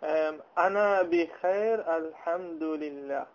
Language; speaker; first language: Arabic; non-native, learner; English